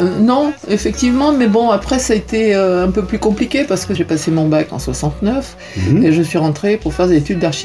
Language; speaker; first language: French; native; French